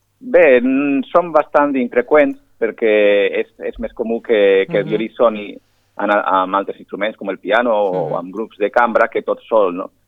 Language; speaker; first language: Catalan; non-native, local second language; Galician